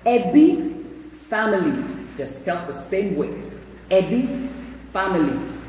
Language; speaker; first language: English; non-native, local second language; Yoruba